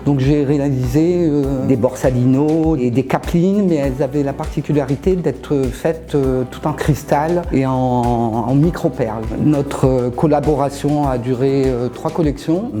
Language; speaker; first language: French; non-native, local second language; Arabic